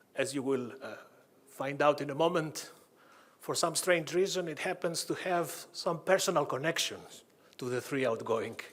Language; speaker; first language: English; non-native, fluent; Greek